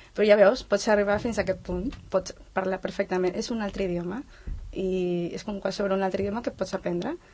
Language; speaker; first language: Catalan; non-native, fluent; Spanish